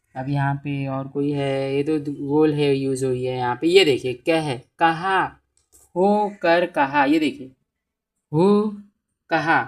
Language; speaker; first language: Hindi; native; Hindi